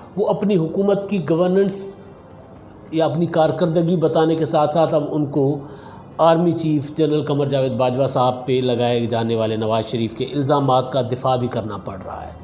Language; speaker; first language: Urdu; non-native, local second language; Sindhi